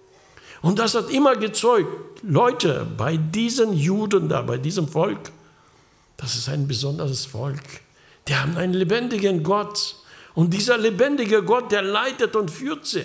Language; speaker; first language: German; early bilingual, heritage; German